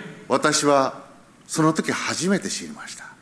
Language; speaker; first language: Japanese; early bilingual, heritage; Japanese